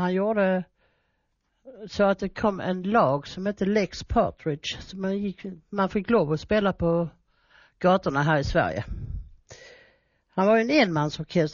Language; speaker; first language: Swedish; native; Swedish